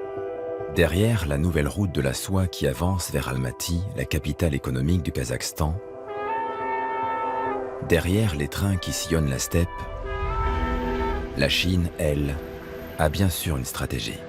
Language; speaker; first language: French; native; French